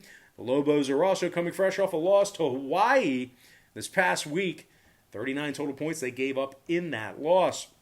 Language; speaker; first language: English; native; English